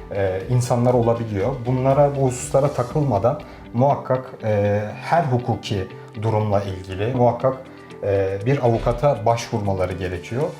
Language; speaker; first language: Turkish; native; Turkish